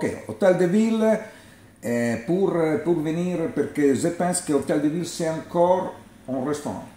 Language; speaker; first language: French; non-native, learner; Italian